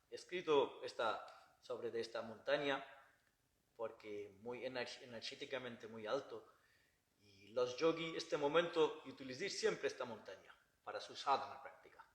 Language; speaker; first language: Spanish; non-native, learner; Bangla